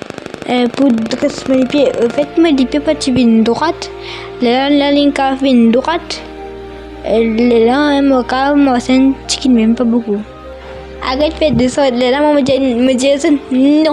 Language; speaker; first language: French; non-native, local second language; Morisyen